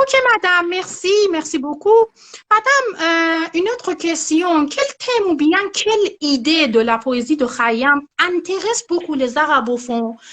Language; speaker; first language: French; non-native, learner; Persian